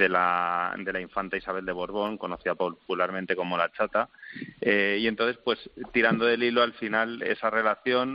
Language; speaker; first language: Spanish; native; Spanish